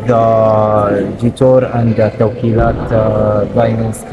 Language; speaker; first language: English; non-native, learner; Arabic